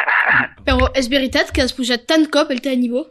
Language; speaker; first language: Catalan; native; Catalan